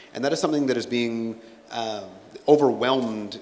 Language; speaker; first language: English; native; English